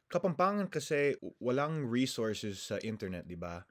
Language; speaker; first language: Filipino; non-native, learner; English